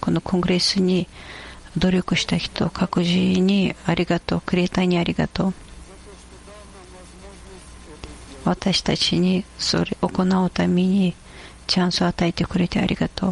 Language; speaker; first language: Japanese; non-native, fluent; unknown